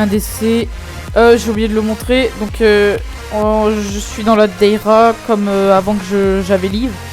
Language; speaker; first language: French; native; French